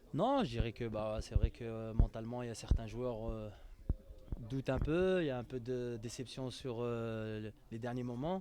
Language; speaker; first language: French; native; French